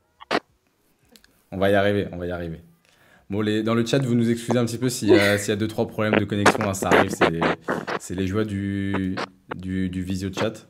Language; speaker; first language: French; native; French